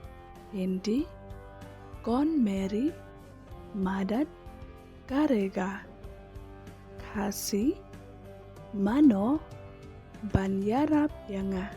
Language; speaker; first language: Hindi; non-native, local second language; Khasi